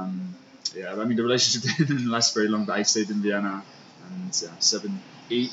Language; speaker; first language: English; native; English